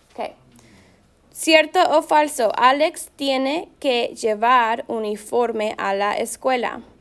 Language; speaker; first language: Spanish; non-native, fluent; English